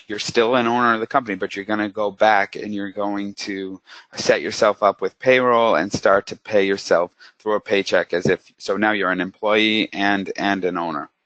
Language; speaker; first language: English; native; English